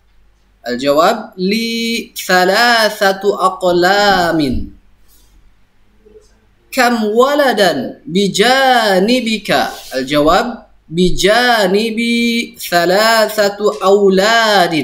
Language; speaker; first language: Arabic; non-native, fluent; Indonesian